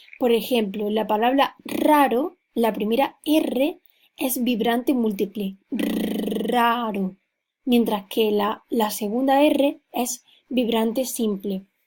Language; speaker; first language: Spanish; native; Spanish